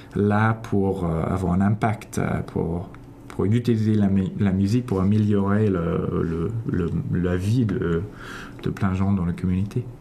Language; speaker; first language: French; non-native, fluent; English